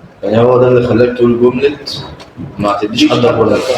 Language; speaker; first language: Arabic; native; Arabic